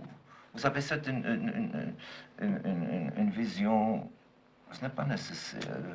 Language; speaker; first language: French; non-native, fluent; German